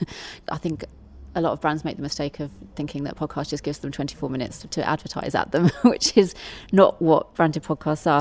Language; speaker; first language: English; native; English